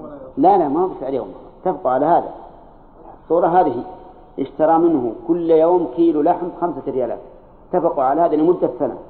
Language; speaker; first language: Arabic; native; Arabic